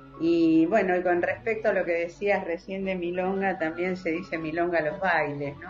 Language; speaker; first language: Spanish; native; Spanish